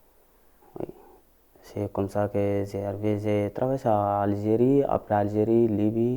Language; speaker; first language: French; non-native, learner; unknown